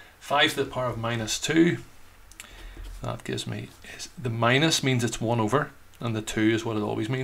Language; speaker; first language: English; native; English